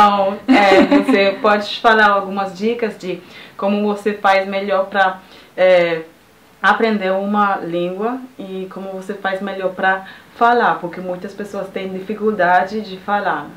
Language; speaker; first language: Portuguese; non-native, fluent; French